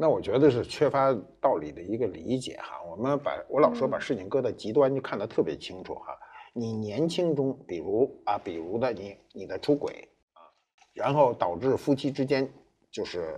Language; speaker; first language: Chinese; native; Chinese